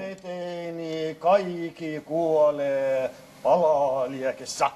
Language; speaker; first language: Finnish; non-native, learner; Arabic